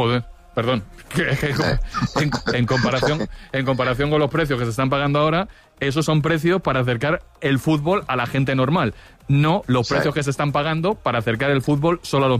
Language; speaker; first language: Spanish; native; Spanish